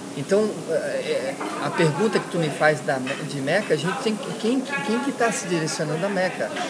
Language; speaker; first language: Portuguese; early bilingual, heritage; Portuguese